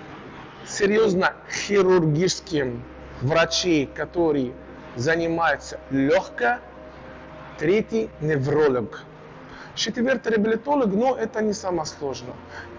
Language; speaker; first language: Russian; non-native, learner; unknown